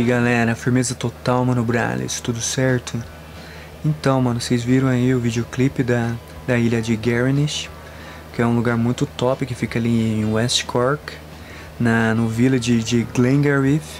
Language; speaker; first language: Portuguese; native; Portuguese